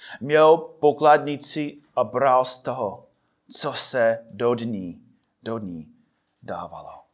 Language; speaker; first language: Czech; non-native, fluent; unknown